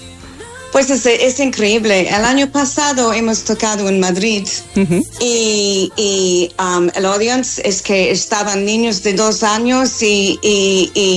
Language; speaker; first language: Spanish; non-native, fluent; English